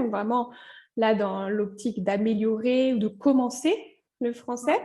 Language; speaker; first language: French; native; French